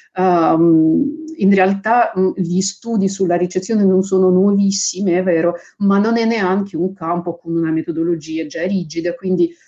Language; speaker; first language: Italian; non-native, fluent; Russian